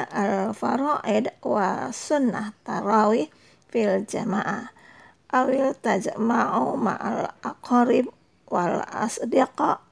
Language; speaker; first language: Arabic; non-native, fluent; Indonesian